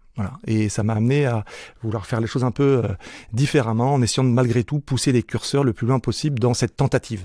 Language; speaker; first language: French; native; French